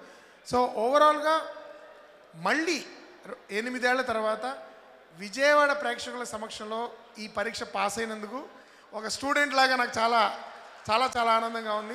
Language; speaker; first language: Telugu; native; Telugu